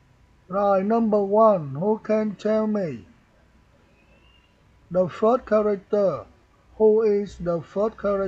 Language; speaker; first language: English; non-native, fluent; Vietnamese